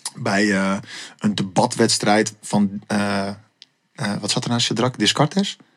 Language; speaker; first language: Dutch; native; Dutch